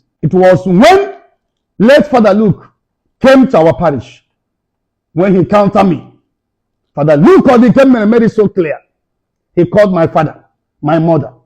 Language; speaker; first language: English; non-native, local second language; Igbo